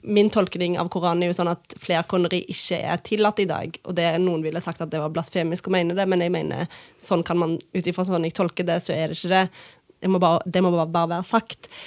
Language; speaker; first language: Norwegian; early bilingual, other home language; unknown